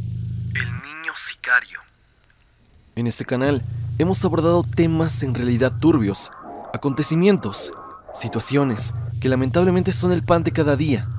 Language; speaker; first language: Spanish; native; Spanish